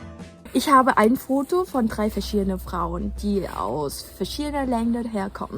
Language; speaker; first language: German; non-native, fluent; Vietnamese